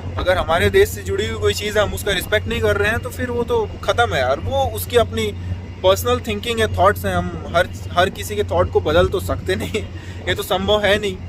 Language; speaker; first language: Hindi; non-native, local second language; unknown